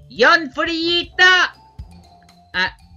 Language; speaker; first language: Japanese; non-native, learner; Spanish